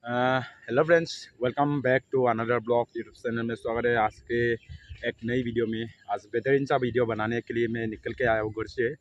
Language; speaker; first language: Hindi; non-native, local second language; Mising